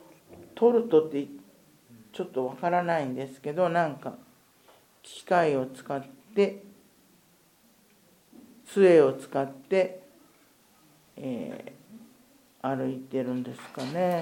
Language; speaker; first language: Japanese; native; Japanese